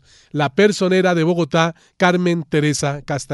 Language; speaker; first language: Spanish; native; Spanish